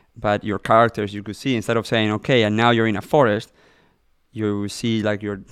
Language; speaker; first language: English; non-native, fluent; Spanish